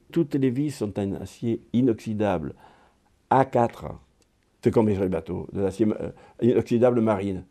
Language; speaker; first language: French; native; French